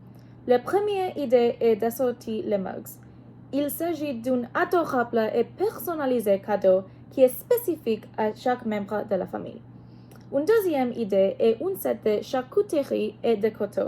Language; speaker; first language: French; non-native, learner; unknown